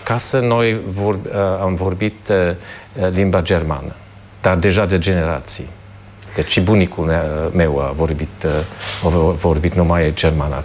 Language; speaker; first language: Romanian; non-native, fluent; German